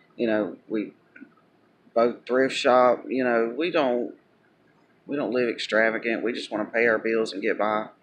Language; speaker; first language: English; native; English